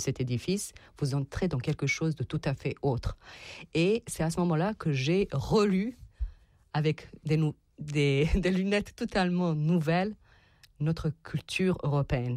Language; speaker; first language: French; non-native, fluent; Serbian